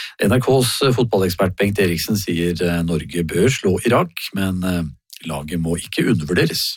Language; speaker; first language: Norwegian; native; Norwegian